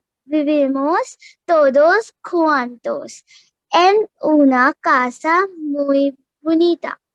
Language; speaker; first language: Spanish; non-native, learner; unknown